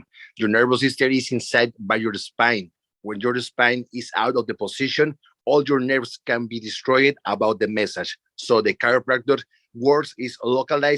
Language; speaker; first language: English; non-native, learner; Spanish